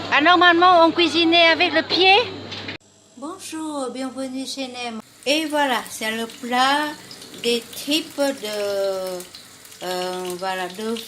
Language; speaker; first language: French; non-native, fluent; Vietnamese